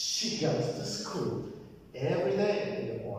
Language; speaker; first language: English; non-native, fluent; Spanish